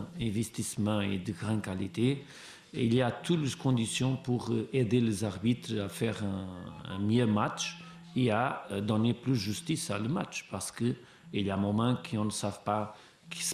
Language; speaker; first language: French; non-native, learner; Portuguese